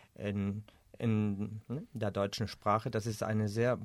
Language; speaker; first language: German; non-native, fluent; Spanish